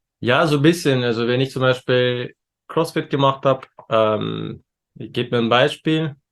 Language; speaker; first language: German; early bilingual, other home language; Turkish